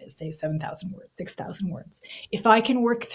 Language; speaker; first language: English; native; English